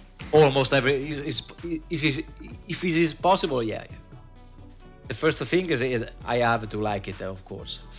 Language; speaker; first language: English; non-native, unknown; Italian